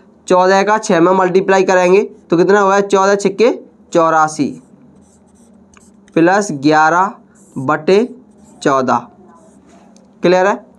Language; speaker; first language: Hindi; native; Hindi